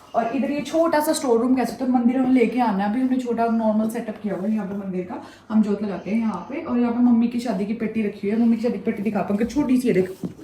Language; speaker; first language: Hindi; native; Hindi